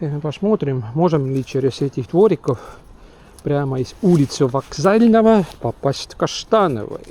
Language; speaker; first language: Russian; non-native, local second language; Estonian